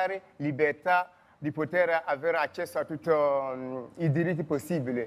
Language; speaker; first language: Italian; non-native, fluent; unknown